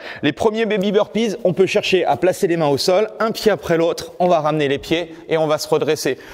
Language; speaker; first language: French; native; French